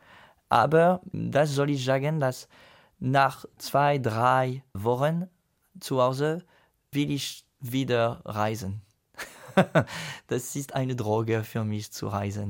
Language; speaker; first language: German; non-native, fluent; French